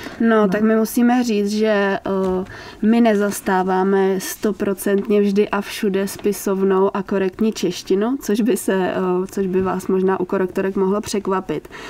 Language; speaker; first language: Czech; native; Czech